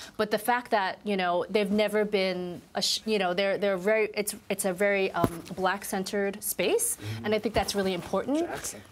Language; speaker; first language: English; native; English